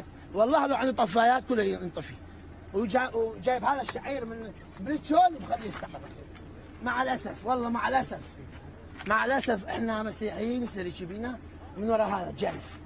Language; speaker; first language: Arabic; native; Arabic